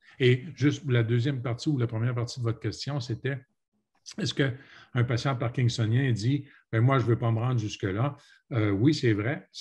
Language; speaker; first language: French; native; French